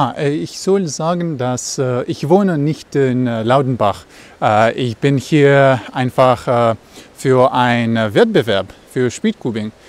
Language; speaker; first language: German; non-native, learner; Russian